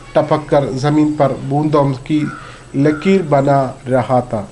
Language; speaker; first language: Hindi; non-native, local second language; Malayalam